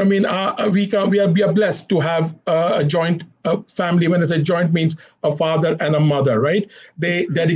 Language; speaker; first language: English; non-native, local second language; Hindi